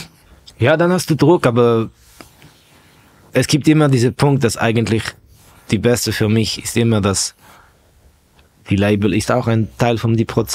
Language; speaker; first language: German; non-native, fluent; Estonian